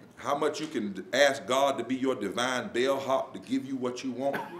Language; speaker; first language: English; native; English